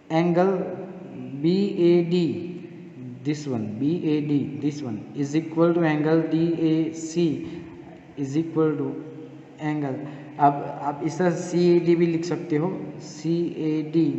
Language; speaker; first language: Hindi; native; Hindi